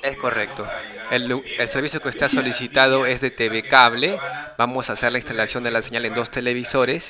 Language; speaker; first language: Spanish; native; Spanish